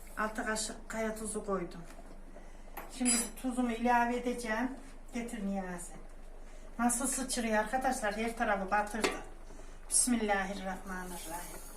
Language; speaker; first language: Turkish; native; Turkish